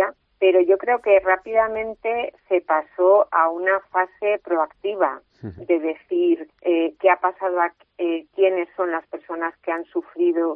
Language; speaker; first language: Spanish; native; Spanish